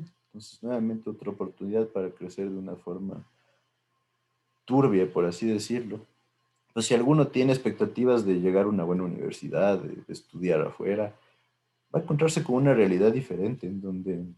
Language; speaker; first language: Spanish; native; Spanish